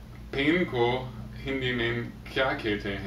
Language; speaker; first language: Hindi; non-native, learner; English